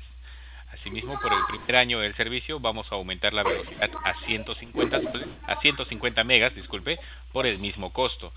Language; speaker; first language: Spanish; native; Spanish